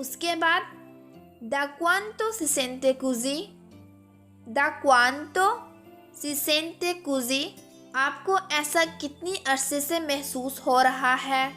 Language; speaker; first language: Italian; non-native, fluent; Urdu